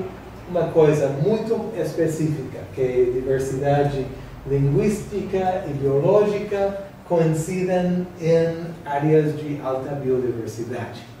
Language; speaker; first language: Portuguese; non-native, fluent; English